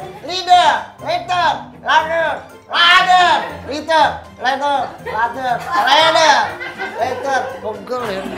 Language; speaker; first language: English; non-native, learner; Indonesian